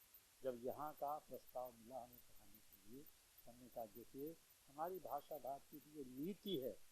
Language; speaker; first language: Hindi; native; Hindi